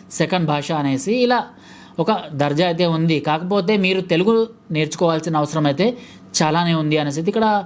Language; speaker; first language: Telugu; native; Telugu